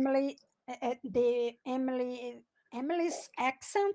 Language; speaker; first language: English; non-native, learner; Portuguese